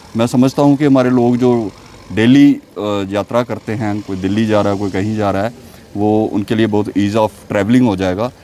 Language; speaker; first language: Hindi; native; Hindi